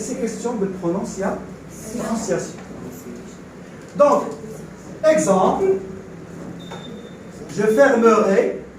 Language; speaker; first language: French; non-native, local second language; Arabic